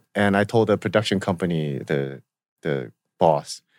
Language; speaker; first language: English; early bilingual, other home language; Korean